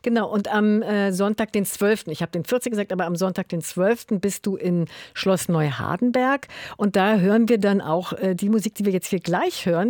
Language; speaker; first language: German; native; German